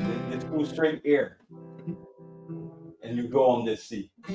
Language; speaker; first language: English; non-native, learner; French